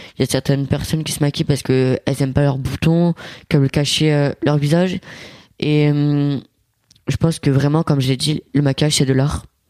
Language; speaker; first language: French; native; French